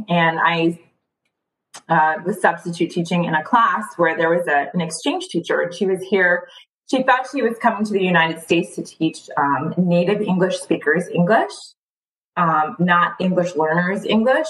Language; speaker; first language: English; early bilingual, other home language; Spanish